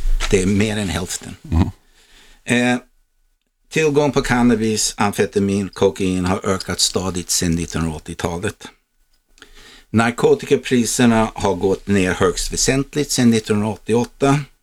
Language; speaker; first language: Swedish; non-native, fluent; English